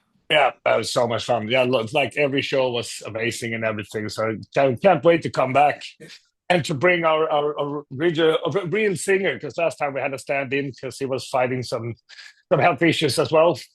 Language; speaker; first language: English; non-native, fluent; Swedish